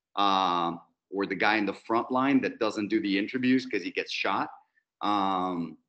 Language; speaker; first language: English; non-native, fluent; Spanish